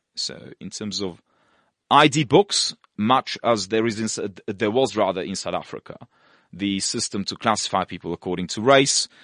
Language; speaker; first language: English; non-native, fluent; Russian